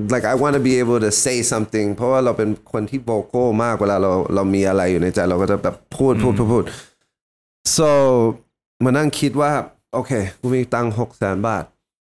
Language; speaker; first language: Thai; early bilingual, heritage; Thai